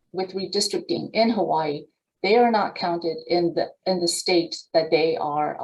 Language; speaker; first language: English; native; English